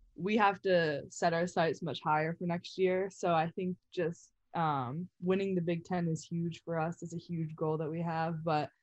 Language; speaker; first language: English; native; English